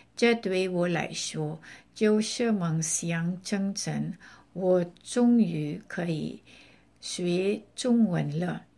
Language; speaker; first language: Chinese; non-native, learner; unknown